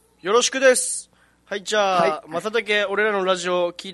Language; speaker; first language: Japanese; native; Japanese